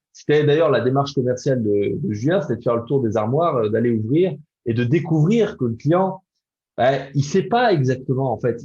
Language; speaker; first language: French; native; French